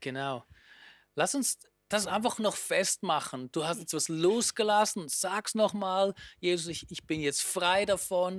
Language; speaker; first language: German; native; German